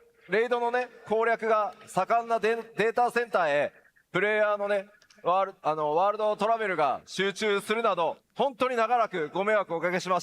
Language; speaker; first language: Japanese; native; Japanese